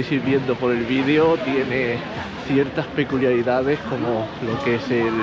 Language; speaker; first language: Spanish; native; Spanish